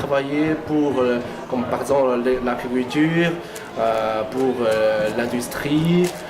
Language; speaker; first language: French; non-native, fluent; Chinese